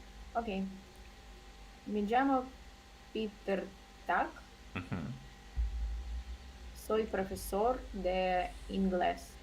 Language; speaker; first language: Spanish; non-native, learner; Russian